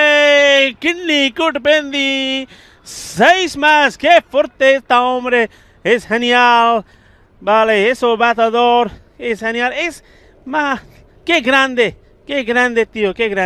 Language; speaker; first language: Spanish; non-native, learner; Punjabi